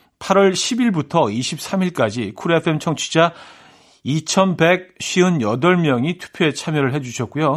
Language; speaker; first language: Korean; native; Korean